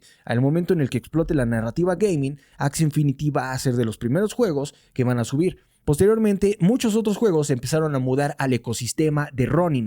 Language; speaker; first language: Spanish; native; Spanish